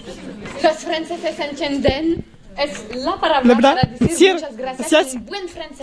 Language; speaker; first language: Spanish; non-native, learner; French